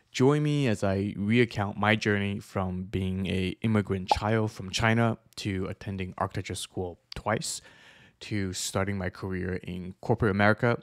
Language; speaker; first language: English; early bilingual, other home language; Chinese